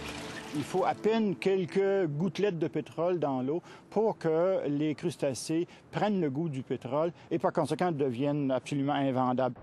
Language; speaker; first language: French; native; French